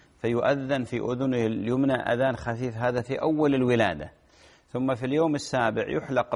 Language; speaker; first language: Arabic; native; Arabic